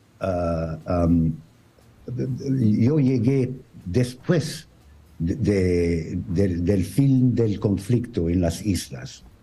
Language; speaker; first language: Spanish; non-native, learner; French